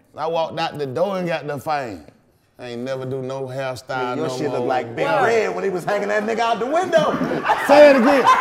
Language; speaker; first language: English; native; English